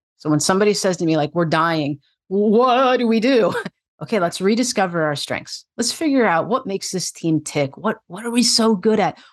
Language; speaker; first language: English; native; English